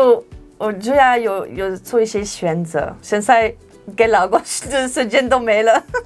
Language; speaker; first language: Chinese; non-native, fluent; French